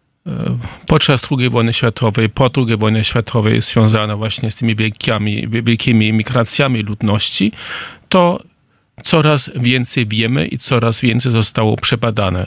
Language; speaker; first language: Polish; non-native, fluent; German